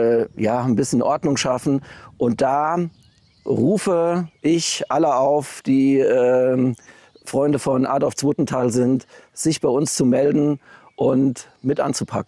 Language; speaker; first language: German; native; German